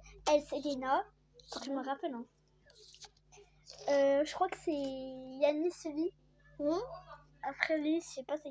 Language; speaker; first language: French; native; French